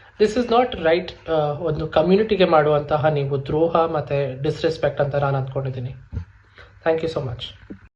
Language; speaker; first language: Kannada; non-native, local second language; Kodava